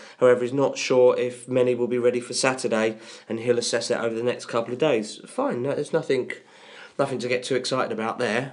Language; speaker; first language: English; native; English